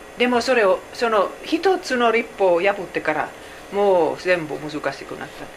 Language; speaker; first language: Japanese; non-native, fluent; Finnish